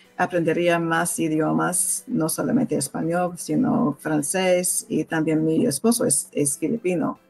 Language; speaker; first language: Spanish; non-native, fluent; English